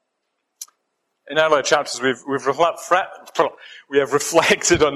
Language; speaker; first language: English; native; English